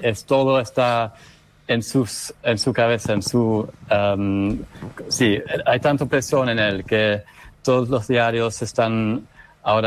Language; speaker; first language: Spanish; non-native, fluent; English